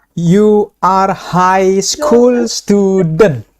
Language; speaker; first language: English; non-native, learner; Indonesian